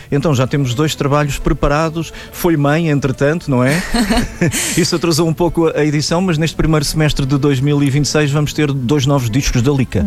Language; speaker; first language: Portuguese; native; Portuguese